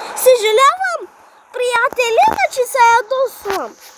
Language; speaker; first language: Bulgarian; non-native, local second language; Turkish